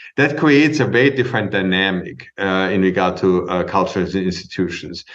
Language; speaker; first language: English; non-native, fluent; German